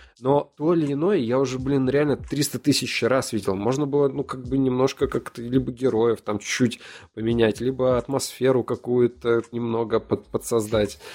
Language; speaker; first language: Russian; native; Russian